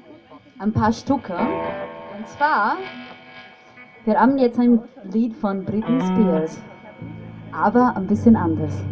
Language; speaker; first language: German; non-native, learner; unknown